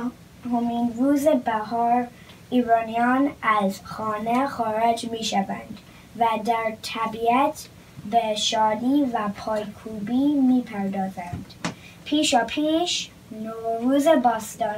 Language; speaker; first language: Persian; early bilingual, heritage; Persian